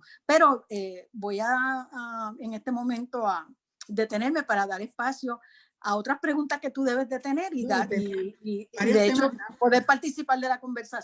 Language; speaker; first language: Spanish; native; Spanish